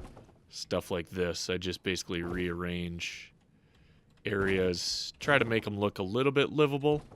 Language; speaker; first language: English; native; English